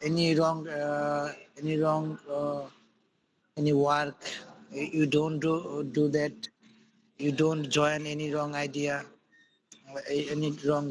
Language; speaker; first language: English; non-native, local second language; Bangla